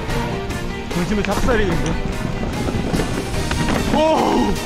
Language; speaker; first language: Korean; native; Korean